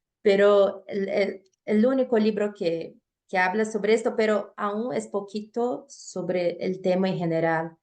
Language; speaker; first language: Spanish; non-native, fluent; Portuguese